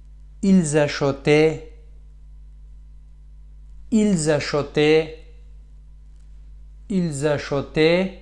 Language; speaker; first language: French; non-native, fluent; Pashto